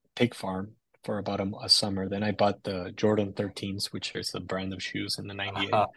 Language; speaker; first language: English; native; English